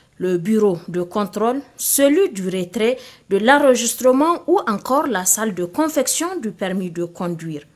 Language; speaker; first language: French; non-native, local second language; Hausa